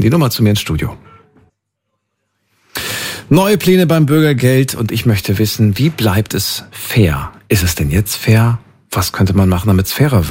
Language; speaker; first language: German; native; German